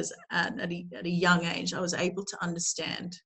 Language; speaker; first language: English; native; English